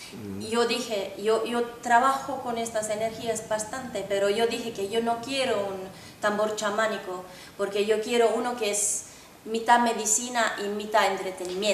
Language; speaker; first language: Spanish; non-native, fluent; Finnish